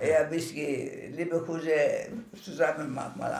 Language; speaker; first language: German; non-native, learner; Greek